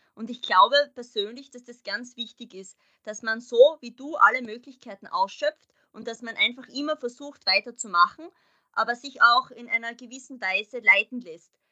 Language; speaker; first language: German; native; German